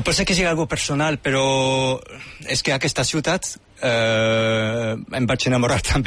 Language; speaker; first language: Catalan; non-native, fluent; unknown